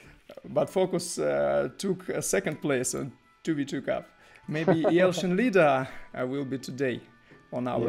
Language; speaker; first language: English; non-native, learner; Russian